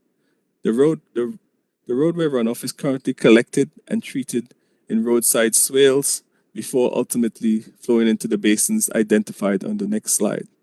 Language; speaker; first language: English; native; English